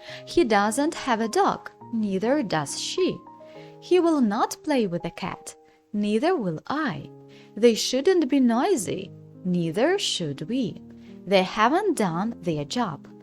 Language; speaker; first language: English; non-native, fluent; Ukrainian